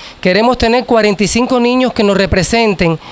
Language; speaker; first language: Spanish; native; Spanish